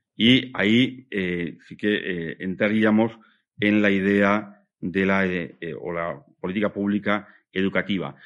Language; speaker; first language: Spanish; native; Spanish